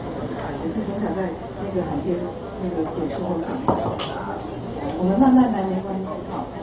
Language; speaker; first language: Chinese; native; Chinese